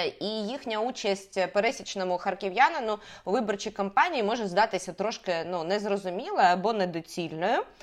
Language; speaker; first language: Ukrainian; native; Ukrainian